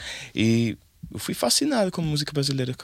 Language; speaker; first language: Portuguese; non-native, learner; English